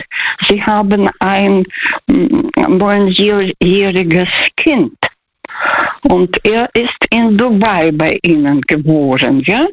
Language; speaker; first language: German; non-native, fluent; Russian